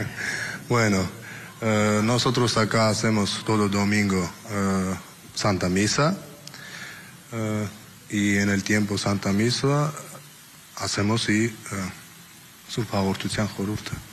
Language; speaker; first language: Spanish; non-native, learner; Armenian